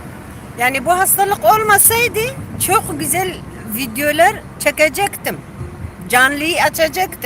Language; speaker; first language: Turkish; non-native, local second language; Kurdish